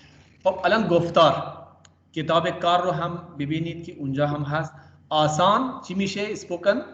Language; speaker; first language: Persian; non-native, fluent; Urdu